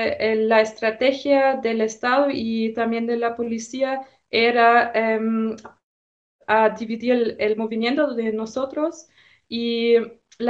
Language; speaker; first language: Spanish; non-native, fluent; German